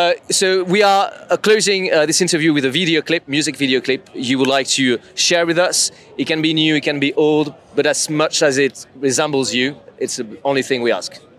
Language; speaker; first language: English; non-native, fluent; French